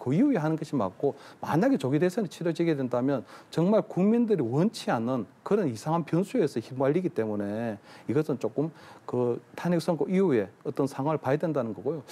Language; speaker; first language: Korean; native; Korean